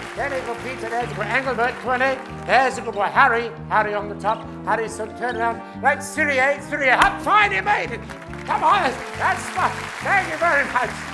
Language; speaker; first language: English; native; English